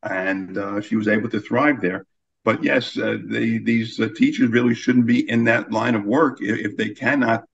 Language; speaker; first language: English; native; English